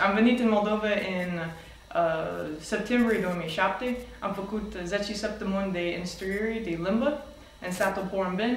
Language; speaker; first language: Romanian; non-native, fluent; English